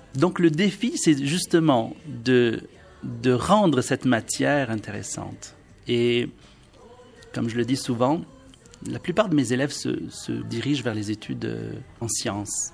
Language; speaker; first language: French; non-native, local second language; Arabic